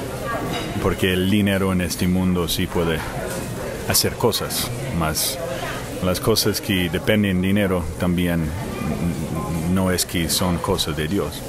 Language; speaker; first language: Spanish; non-native, fluent; English